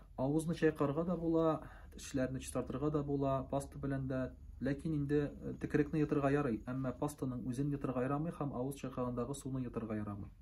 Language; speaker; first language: Tatar; native; Tatar